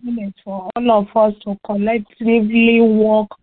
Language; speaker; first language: English; non-native, local second language; Igbo